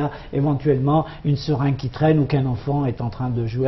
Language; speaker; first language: French; non-native, local second language; Arabic